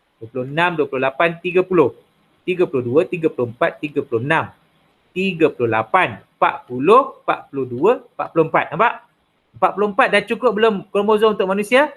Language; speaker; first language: Malay; non-native, local second language; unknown